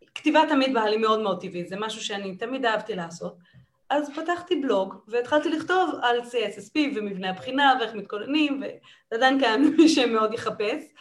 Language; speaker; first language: Hebrew; native; Hebrew